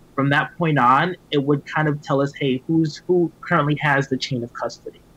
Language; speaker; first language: English; native; English